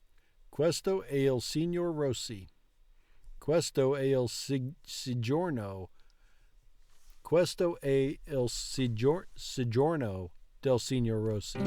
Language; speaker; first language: Italian; non-native, learner; English